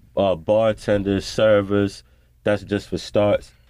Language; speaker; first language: English; native; English